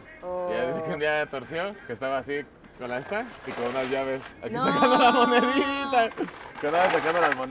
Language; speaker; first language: Spanish; native; Spanish